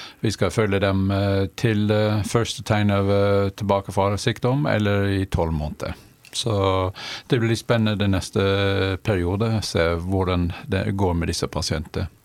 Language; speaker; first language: Norwegian; non-native, fluent; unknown